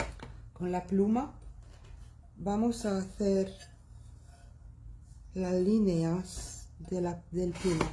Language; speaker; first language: Spanish; non-native, local second language; Arabic